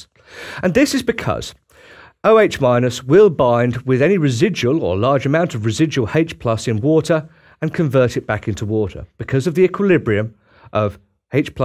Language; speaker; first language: English; native; English